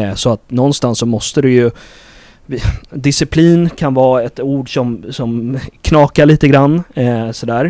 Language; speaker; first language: Swedish; native; Swedish